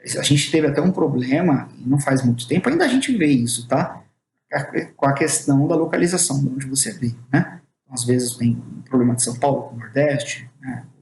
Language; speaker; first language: Portuguese; native; Portuguese